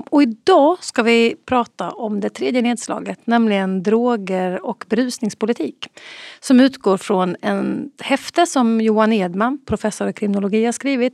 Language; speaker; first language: Swedish; native; Swedish